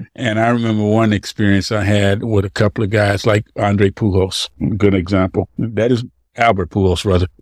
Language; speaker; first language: English; native; English